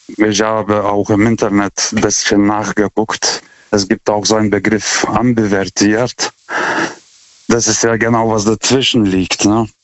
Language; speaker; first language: German; non-native, fluent; Lithuanian